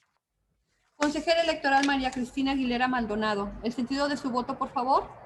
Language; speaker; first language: Spanish; native; Spanish